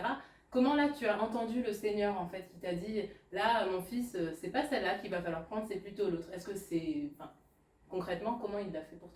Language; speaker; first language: French; native; French